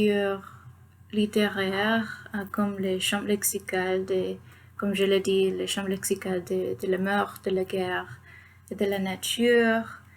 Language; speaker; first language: French; non-native, fluent; Spanish